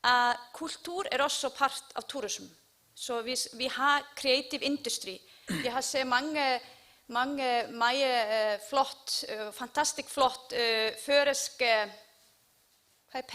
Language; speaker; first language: Danish; non-native, learner; Icelandic